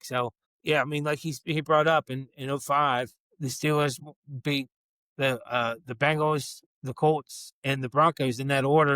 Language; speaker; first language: English; native; English